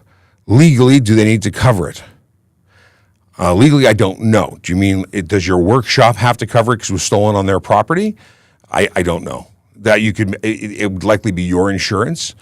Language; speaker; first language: English; native; English